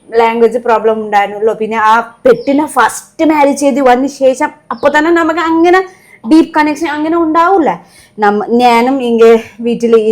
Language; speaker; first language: Malayalam; non-native, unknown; Nepali